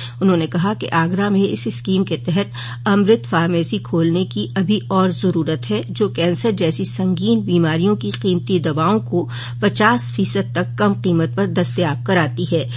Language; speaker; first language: Urdu; native; Urdu